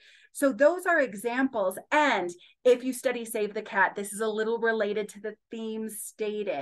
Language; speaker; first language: English; native; English